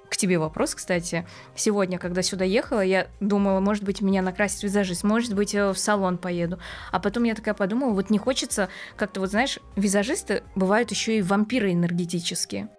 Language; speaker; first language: Russian; native; Russian